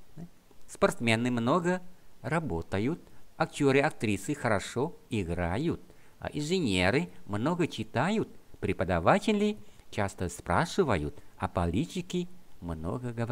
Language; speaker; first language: Russian; non-native, fluent; Vietnamese